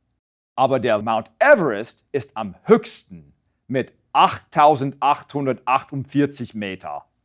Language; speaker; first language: German; non-native, fluent; English